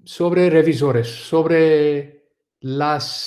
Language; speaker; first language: Spanish; non-native, learner; Urdu